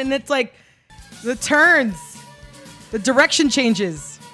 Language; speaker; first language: English; early bilingual, other home language; Spanish